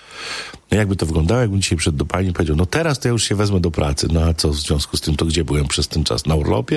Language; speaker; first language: Polish; native; Polish